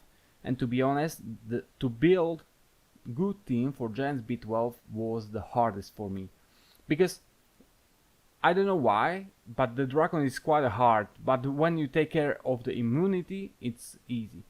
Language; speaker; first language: English; non-native, fluent; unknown